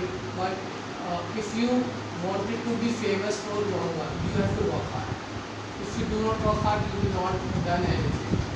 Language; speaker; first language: English; non-native, learner; Hindi